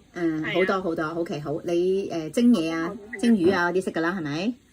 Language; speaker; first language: Cantonese; native; Cantonese